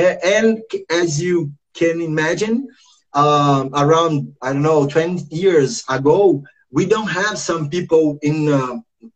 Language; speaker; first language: English; non-native, learner; Portuguese